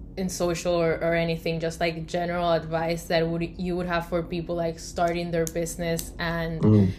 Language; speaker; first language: English; non-native, fluent; Spanish